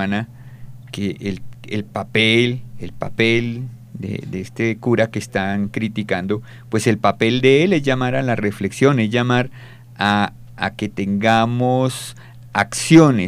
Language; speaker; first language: Spanish; native; Spanish